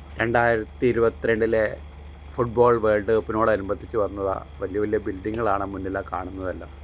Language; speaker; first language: Malayalam; native; Malayalam